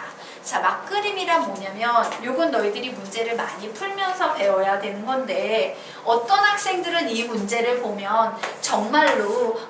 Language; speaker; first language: Korean; native; Korean